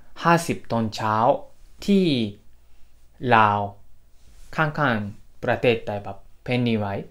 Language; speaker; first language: Thai; non-native, fluent; Japanese